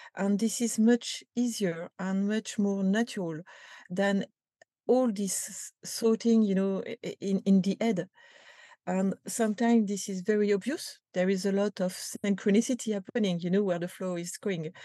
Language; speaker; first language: English; non-native, fluent; French